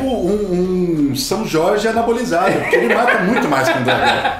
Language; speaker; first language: Portuguese; native; Portuguese